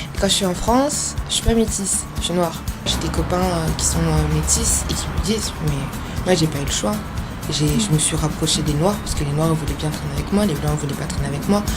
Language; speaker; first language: French; native; French